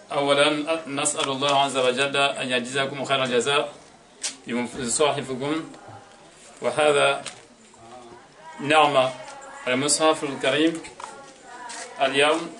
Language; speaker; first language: Arabic; non-native, local second language; Comorian